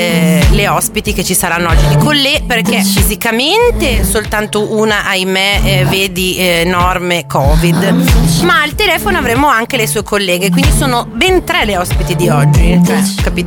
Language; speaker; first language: Italian; native; Italian